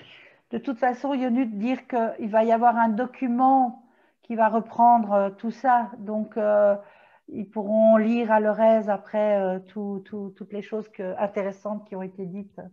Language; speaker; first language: French; native; French